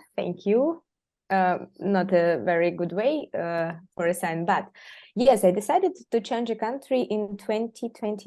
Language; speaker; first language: English; non-native, fluent; Russian